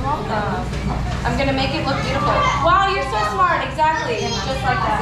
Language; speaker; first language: English; non-native, fluent; Japanese